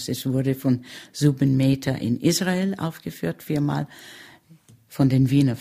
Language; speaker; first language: German; early bilingual, heritage; German